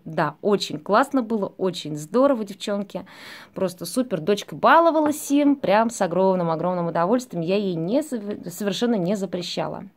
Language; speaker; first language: Russian; native; Russian